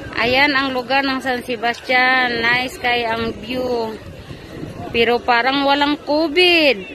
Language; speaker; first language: Filipino; non-native, local second language; Cebuano